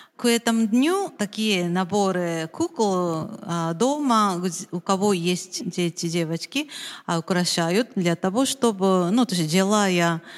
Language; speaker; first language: Russian; non-native, fluent; Japanese